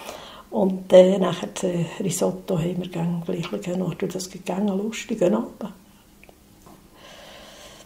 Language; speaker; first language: German; native; German